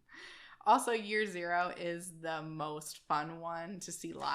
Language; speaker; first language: English; native; English